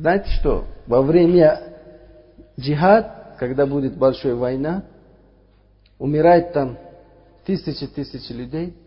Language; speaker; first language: Russian; non-native, fluent; Uzbek